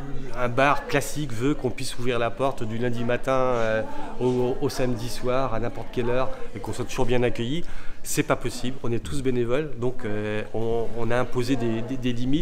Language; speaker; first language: French; native; French